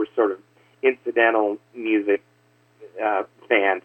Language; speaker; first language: English; native; English